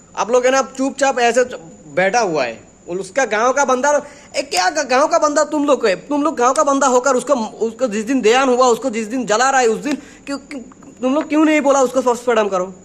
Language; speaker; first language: Hindi; non-native, learner; Bangla